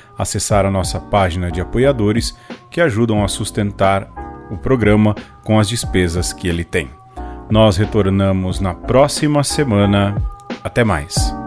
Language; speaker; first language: Portuguese; native; Portuguese